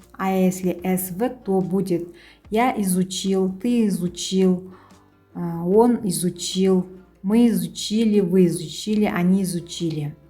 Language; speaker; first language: Russian; non-native, local second language; Kazakh